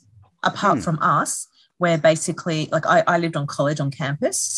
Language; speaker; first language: English; native; English